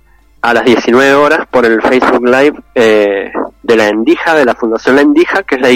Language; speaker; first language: Spanish; native; Spanish